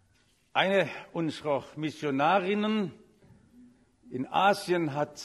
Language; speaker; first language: German; native; German